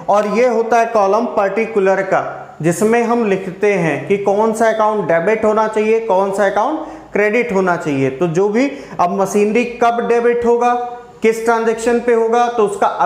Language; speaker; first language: Hindi; native; Hindi